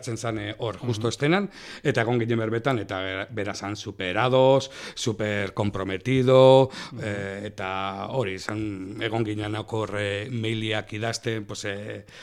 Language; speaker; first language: Basque; native; Basque